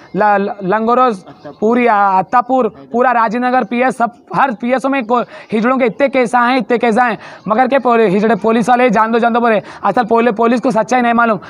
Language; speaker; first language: Hindi; non-native, local second language; Urdu